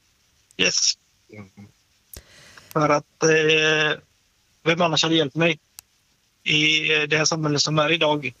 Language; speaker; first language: Swedish; native; Swedish